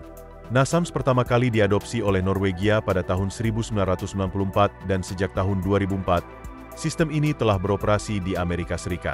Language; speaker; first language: Indonesian; native; Indonesian